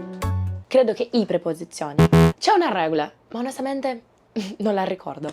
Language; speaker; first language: Italian; non-native, learner; Portuguese